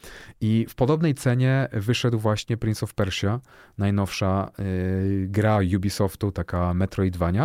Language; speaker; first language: Polish; native; Polish